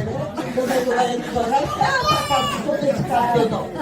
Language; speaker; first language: French; non-native, fluent; Italian